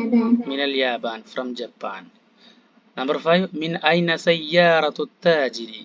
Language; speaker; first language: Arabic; non-native, fluent; Malayalam